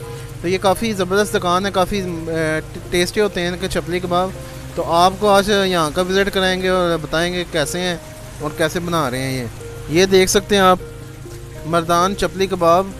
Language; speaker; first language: Hindi; non-native, local second language; Punjabi